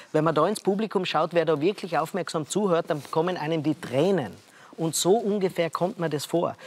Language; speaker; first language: German; native; German